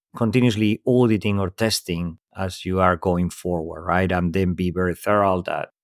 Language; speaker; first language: English; non-native, fluent; Spanish